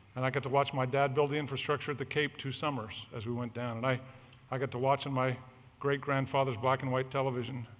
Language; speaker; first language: English; native; English